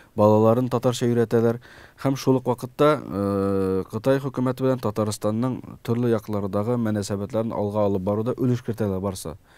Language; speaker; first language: Tatar; early bilingual, heritage; Tatar